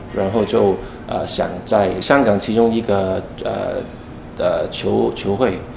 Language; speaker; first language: Chinese; non-native, fluent; Cantonese